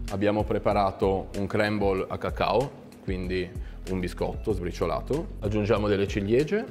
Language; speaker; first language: Italian; native; Italian